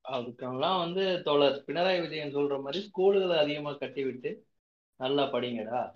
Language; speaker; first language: Tamil; native; Tamil